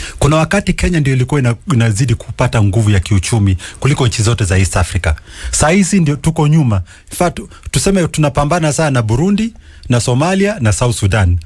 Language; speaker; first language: Swahili; non-native, local second language; Kikuyu